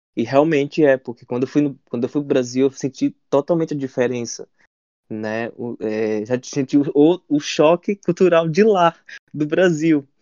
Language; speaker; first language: Portuguese; native; Portuguese